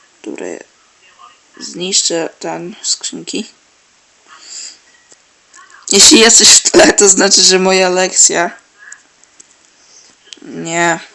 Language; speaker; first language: Polish; native; Polish